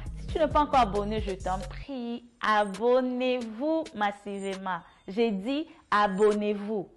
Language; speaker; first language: French; non-native, local second language; Lingala